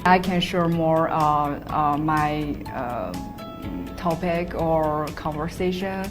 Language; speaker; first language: English; non-native, learner; Chinese